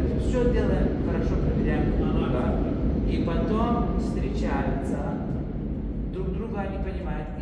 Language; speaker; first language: Russian; non-native, fluent; English